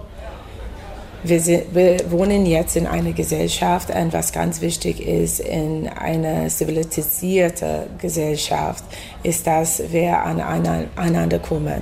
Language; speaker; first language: German; non-native, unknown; English